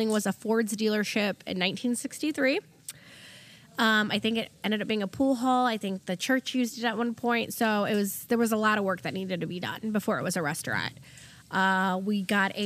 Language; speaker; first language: English; early bilingual, other home language; German